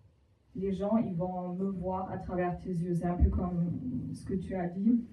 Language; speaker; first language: French; non-native, fluent; German